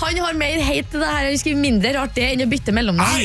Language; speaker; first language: Norwegian; native; Norwegian